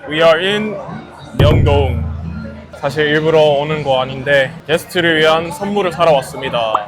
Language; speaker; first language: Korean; non-native, fluent; English